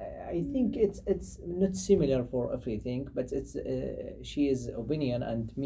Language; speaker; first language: English; non-native, learner; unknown